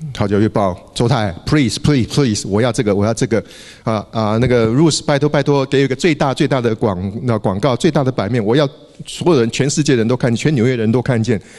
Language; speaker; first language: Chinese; native; Chinese